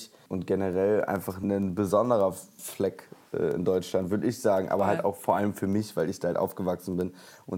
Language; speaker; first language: German; native; German